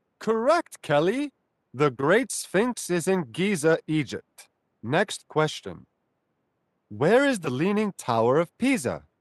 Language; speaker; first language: English; non-native, fluent; Spanish